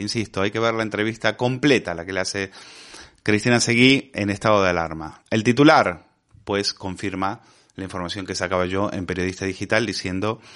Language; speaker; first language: Spanish; native; Spanish